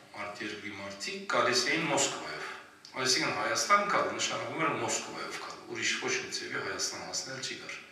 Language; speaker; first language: Armenian; early bilingual, heritage; Armenian